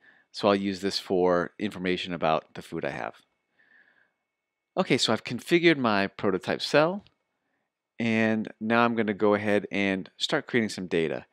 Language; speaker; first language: English; native; English